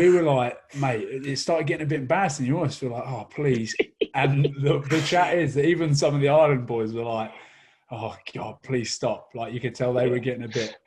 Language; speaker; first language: English; native; English